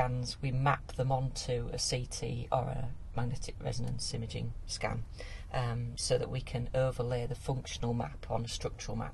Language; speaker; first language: English; native; English